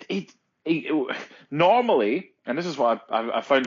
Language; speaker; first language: English; native; English